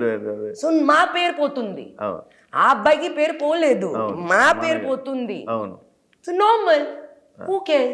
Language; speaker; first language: Telugu; non-native, local second language; Hindi